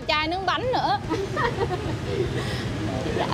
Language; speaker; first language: Vietnamese; native; Vietnamese